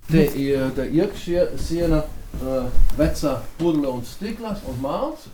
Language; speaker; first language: Latvian; non-native, learner; German